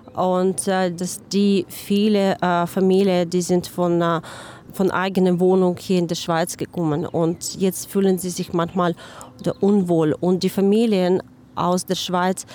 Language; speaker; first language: German; non-native, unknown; Ukrainian